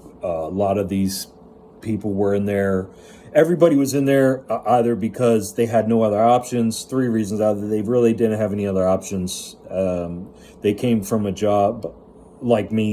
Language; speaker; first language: English; native; English